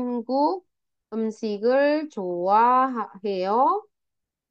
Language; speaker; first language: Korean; non-native, fluent; Indonesian